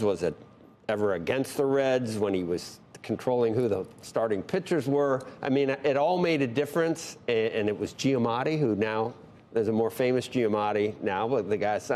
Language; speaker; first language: English; native; English